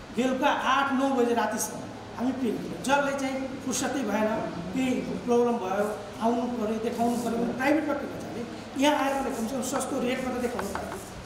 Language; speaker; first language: Nepali; native; Nepali